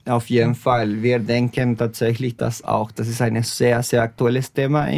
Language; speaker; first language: German; non-native, fluent; Spanish